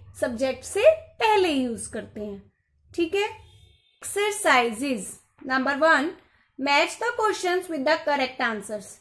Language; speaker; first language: Hindi; non-native, local second language; Gujarati